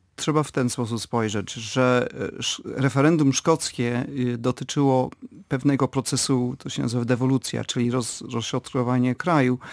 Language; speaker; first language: Polish; early bilingual, heritage; Polish